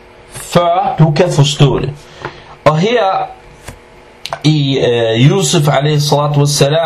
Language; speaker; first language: Danish; non-native, fluent; Arabic